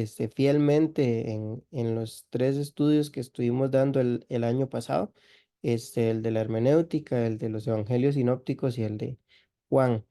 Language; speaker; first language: Spanish; native; Spanish